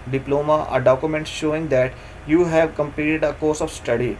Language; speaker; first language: English; non-native, local second language; Urdu